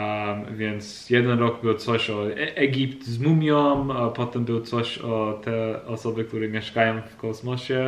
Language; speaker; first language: Polish; non-native, learner; English